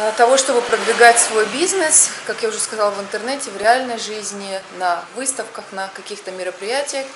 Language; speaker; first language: Russian; native; Russian